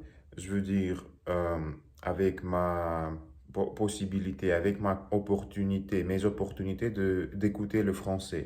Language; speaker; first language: French; non-native, learner; Russian